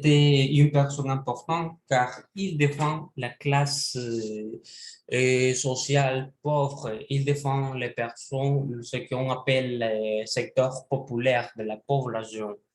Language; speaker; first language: French; non-native, learner; Spanish